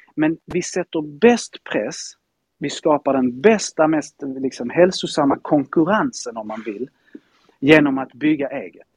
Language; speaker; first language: Swedish; early bilingual, heritage; Spanish